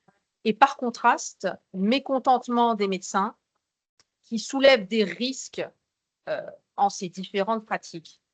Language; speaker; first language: French; native; French